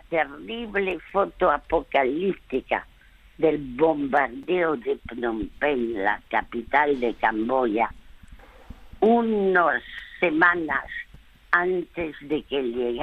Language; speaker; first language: Spanish; early bilingual, other home language; French